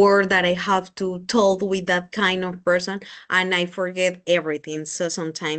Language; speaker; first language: English; non-native, learner; Spanish